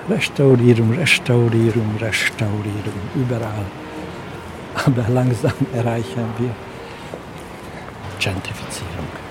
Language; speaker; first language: German; non-native, fluent; Hungarian